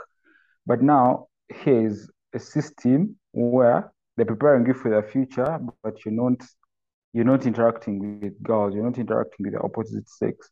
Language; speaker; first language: English; non-native, local second language; Ganda